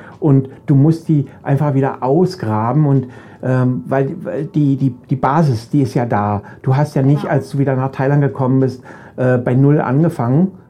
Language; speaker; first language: German; native; German